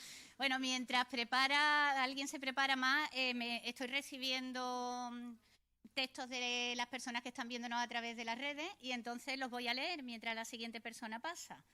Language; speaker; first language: Spanish; native; Spanish